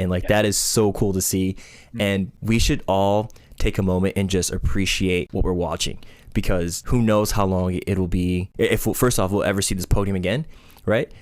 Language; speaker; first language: English; native; English